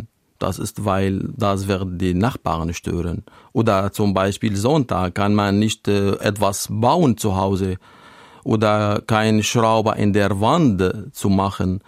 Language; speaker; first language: German; non-native, learner; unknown